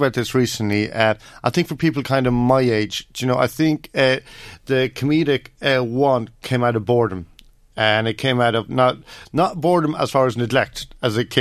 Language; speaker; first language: English; native; English